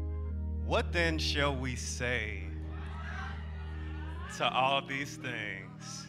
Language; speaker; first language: English; native; English